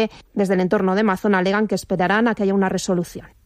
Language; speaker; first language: Spanish; native; Spanish